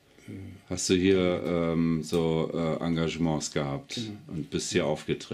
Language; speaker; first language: German; native; German